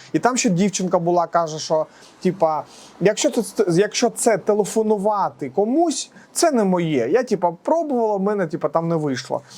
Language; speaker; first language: Ukrainian; non-native, local second language; Russian